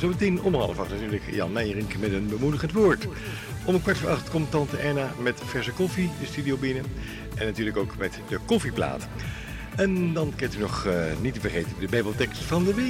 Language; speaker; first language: Dutch; native; Dutch